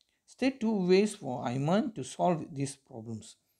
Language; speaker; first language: English; non-native, local second language; Tamil